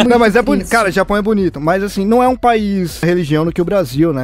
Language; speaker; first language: Portuguese; native; Portuguese